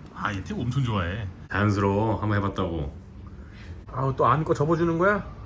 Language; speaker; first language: Korean; native; Korean